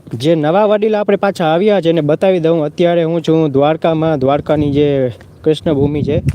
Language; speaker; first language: Gujarati; native; Gujarati